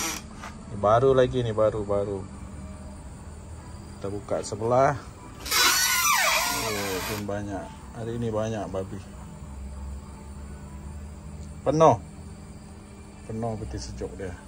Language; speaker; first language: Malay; non-native, local second language; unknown